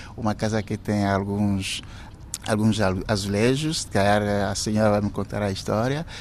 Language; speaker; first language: Portuguese; non-native, fluent; Ewe